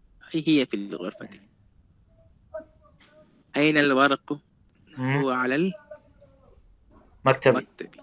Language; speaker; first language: Arabic; non-native, learner; Urdu